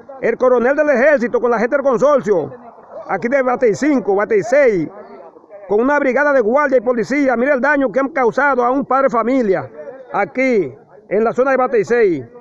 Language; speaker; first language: Spanish; native; Spanish